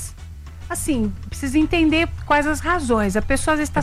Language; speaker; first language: Portuguese; native; Portuguese